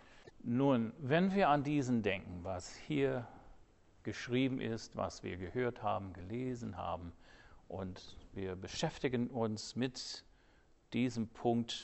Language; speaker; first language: German; non-native, fluent; English